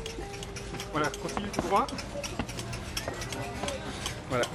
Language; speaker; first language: French; native; French